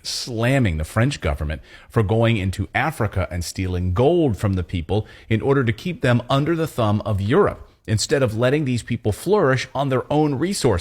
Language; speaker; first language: English; native; English